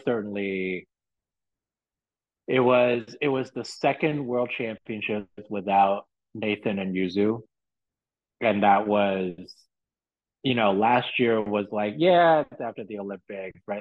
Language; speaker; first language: English; non-native, local second language; Cantonese